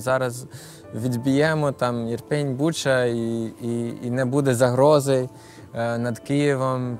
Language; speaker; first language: Ukrainian; non-native, fluent; English